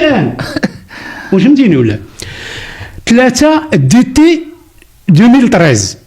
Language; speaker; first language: Arabic; native; Arabic